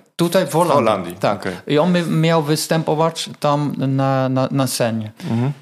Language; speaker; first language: Polish; non-native, fluent; Dutch